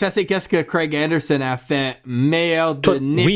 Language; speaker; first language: French; non-native, learner; English